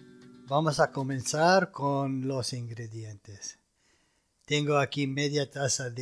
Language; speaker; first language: Spanish; non-native, fluent; Arabic